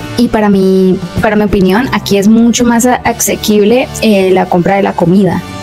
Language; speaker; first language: Spanish; native; Spanish